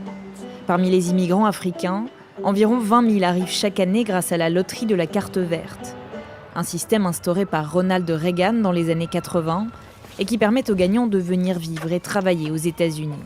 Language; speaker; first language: French; native; French